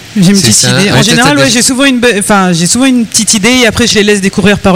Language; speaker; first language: French; native; French